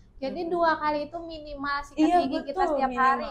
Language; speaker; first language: Indonesian; native; Indonesian